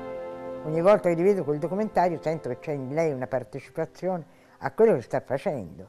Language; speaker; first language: Italian; native; Italian